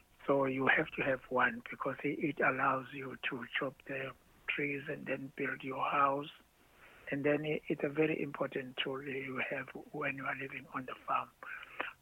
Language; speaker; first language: English; non-native, local second language; Zulu